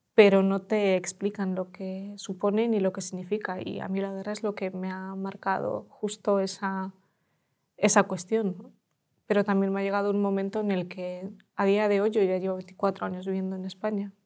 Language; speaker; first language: Spanish; early bilingual, other home language; Russian